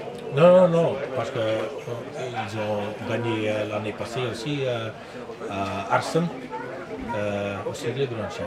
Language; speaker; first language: French; non-native, learner; Dutch